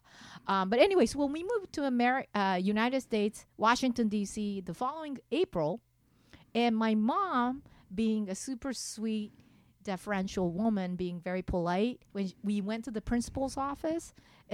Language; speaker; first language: English; non-native, fluent; Japanese